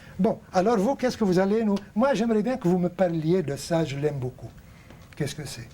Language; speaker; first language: French; non-native, local second language; Arabic